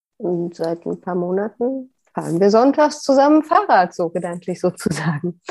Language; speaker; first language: German; native; German